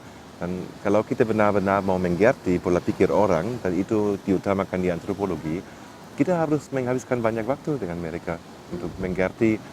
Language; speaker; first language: Indonesian; non-native, fluent; German